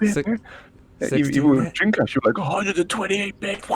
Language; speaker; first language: English; native; English